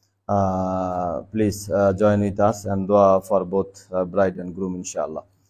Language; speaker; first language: English; non-native, local second language; Bangla